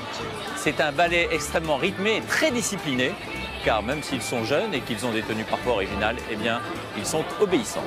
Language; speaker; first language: French; native; French